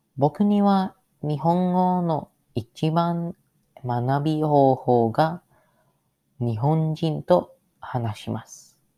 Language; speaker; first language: Japanese; non-native, learner; English